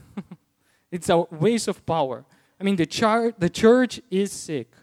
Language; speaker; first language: English; non-native, fluent; Portuguese